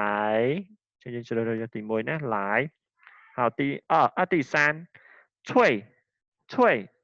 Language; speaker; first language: Chinese; non-native, fluent; Khmer